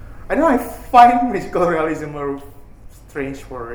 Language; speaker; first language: English; non-native, fluent; Indonesian